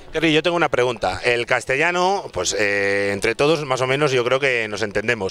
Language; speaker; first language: Spanish; native; Spanish